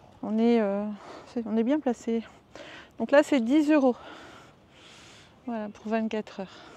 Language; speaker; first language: French; native; French